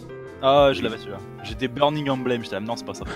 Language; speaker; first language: French; native; French